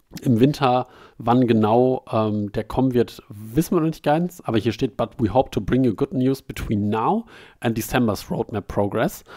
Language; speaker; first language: German; native; German